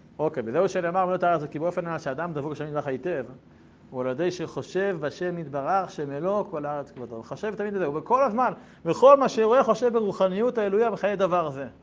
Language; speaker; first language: Hebrew; native; Hebrew